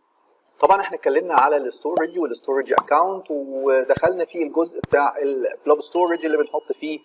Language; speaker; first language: Arabic; native; Arabic